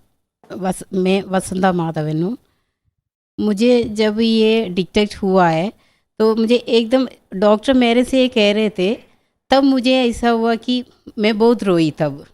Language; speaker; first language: Hindi; non-native, local second language; Malayalam